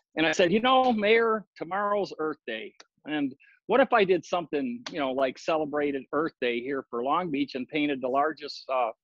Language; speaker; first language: English; native; English